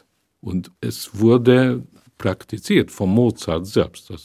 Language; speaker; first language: German; non-native, fluent; Hungarian